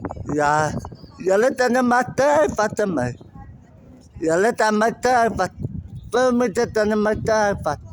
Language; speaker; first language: Dutch; non-native, learner; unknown